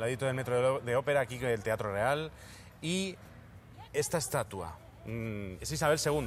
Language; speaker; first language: Spanish; native; Spanish